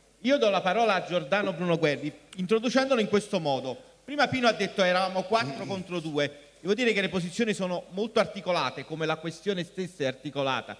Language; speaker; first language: Italian; native; Italian